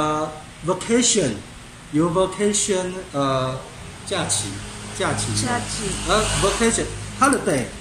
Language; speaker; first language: English; non-native, learner; Chinese